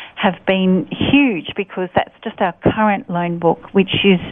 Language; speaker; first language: English; native; English